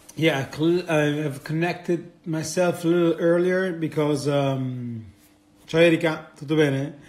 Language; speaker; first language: English; non-native, fluent; Italian